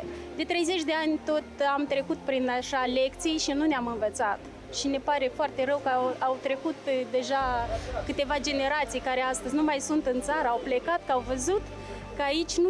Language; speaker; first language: Romanian; native; Romanian